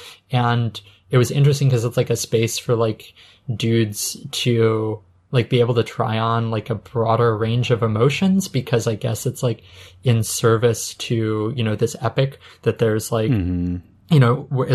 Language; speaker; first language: English; native; English